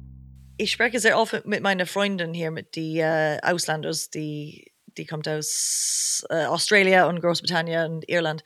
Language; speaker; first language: German; non-native, learner; English